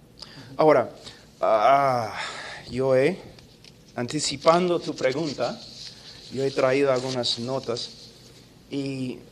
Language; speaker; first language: Spanish; non-native, fluent; English